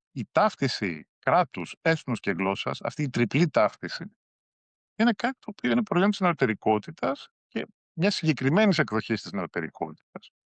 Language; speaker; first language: Greek; native; Greek